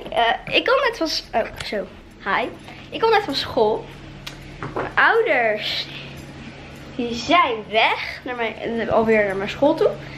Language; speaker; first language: Dutch; native; Dutch